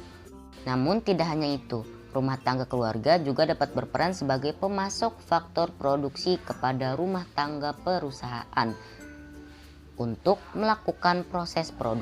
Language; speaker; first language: Indonesian; native; Indonesian